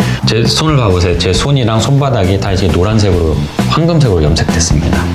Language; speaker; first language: Korean; native; Korean